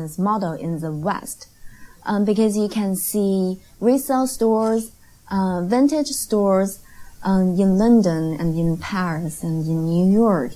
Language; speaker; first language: English; non-native, fluent; Chinese